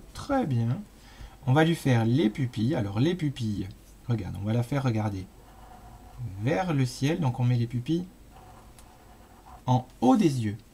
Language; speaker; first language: French; native; French